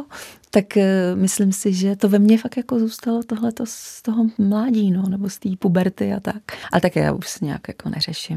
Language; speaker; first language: Czech; native; Czech